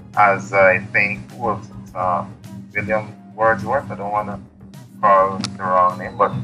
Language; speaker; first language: English; native; English